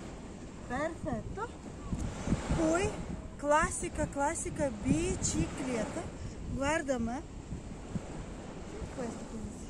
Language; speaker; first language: Italian; non-native, learner; Russian